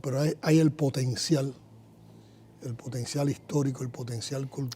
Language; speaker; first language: Spanish; native; Spanish